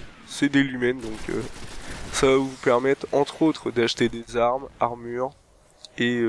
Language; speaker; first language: French; native; French